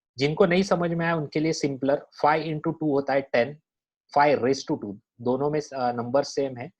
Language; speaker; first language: Hindi; non-native, local second language; Marathi